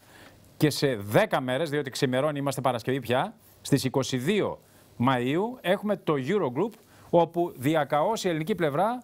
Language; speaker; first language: Greek; native; Greek